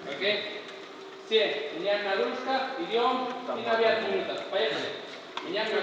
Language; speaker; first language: Russian; non-native, learner; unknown